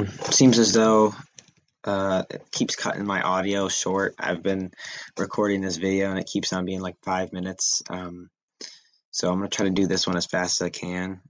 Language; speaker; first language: English; native; English